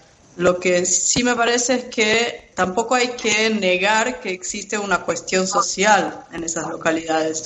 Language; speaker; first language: Spanish; non-native, fluent; Portuguese